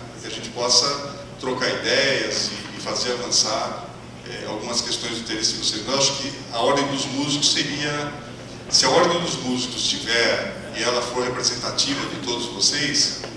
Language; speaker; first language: Portuguese; native; Portuguese